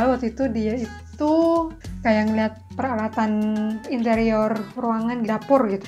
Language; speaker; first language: Indonesian; native; Indonesian